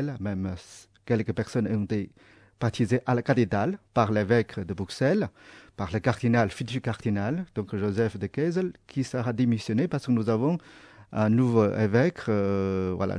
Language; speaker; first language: French; non-native, fluent; Chinese